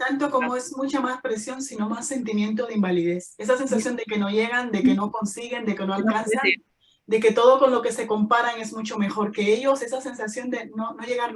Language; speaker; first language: Spanish; native; Spanish